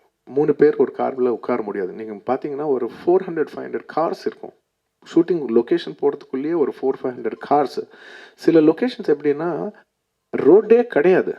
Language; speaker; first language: Tamil; non-native, local second language; Telugu